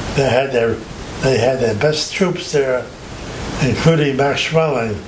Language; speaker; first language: English; native; English